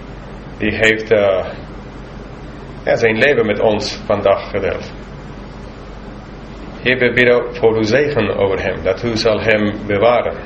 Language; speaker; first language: Dutch; non-native, fluent; English